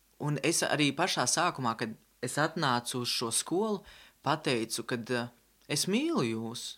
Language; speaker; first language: Latvian; non-native, local second language; Russian